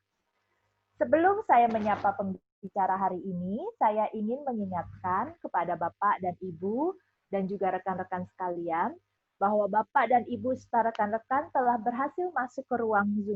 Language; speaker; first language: Indonesian; native; Indonesian